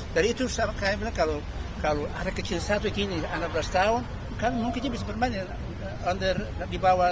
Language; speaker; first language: Indonesian; early bilingual, heritage; Indonesian